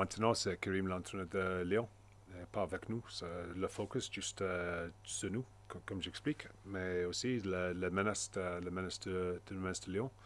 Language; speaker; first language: French; non-native, learner; English